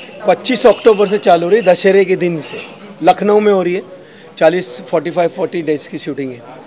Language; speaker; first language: Hindi; native; Hindi